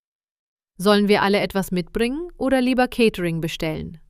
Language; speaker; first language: German; non-native, fluent; Hindi